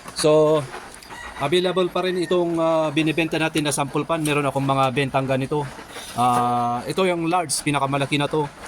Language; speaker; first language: Filipino; non-native, local second language; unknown